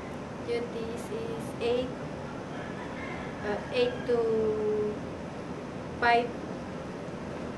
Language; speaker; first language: English; non-native, learner; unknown